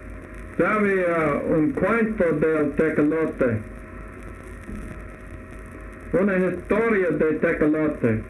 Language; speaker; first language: Spanish; non-native, learner; English